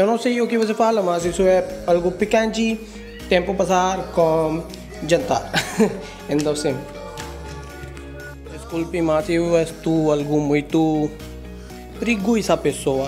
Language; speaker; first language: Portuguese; non-native, learner; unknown